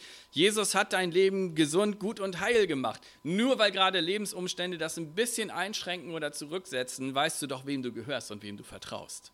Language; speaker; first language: German; native; German